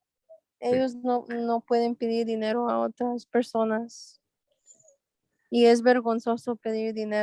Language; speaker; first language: Spanish; early bilingual, heritage; Spanish